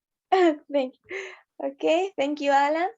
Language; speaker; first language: English; non-native, learner; Spanish